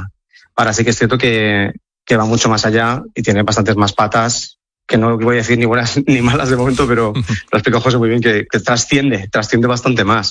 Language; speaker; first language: Spanish; native; Spanish